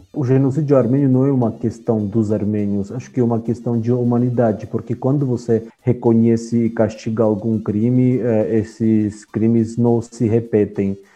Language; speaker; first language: Portuguese; non-native, fluent; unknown